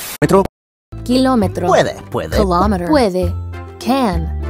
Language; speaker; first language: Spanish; non-native, learner; English